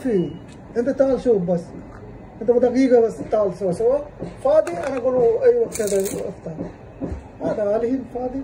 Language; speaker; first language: Arabic; non-native, learner; Urdu